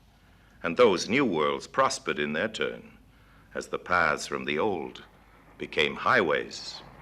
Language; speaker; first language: English; native; English